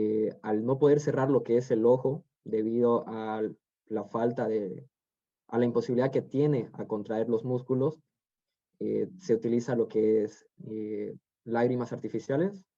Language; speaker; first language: Spanish; native; Spanish